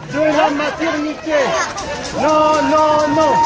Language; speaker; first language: French; native; French